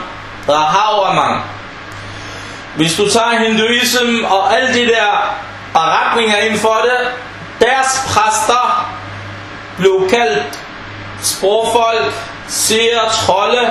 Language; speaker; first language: Danish; non-native, fluent; Arabic